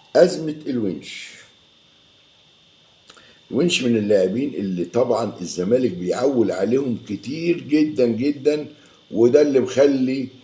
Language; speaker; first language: Arabic; native; Arabic